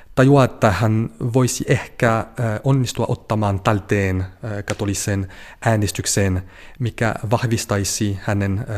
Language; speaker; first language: Finnish; non-native, fluent; French